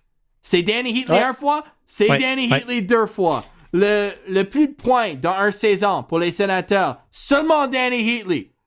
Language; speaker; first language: French; non-native, learner; English